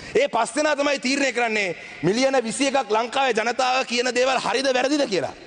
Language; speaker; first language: Sinhala; non-native, local second language; Tamil